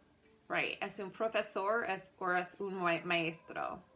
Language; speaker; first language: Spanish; non-native, fluent; English